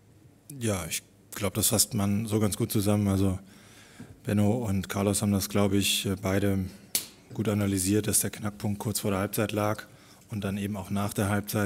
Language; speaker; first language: German; native; German